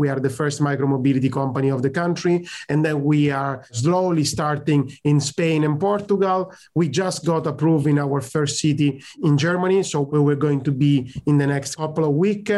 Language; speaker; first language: English; non-native, fluent; Italian